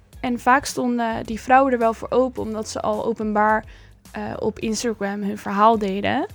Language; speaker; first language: Dutch; native; Dutch